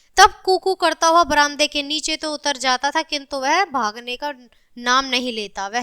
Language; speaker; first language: Hindi; native; Hindi